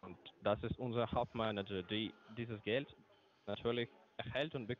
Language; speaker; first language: German; non-native, learner; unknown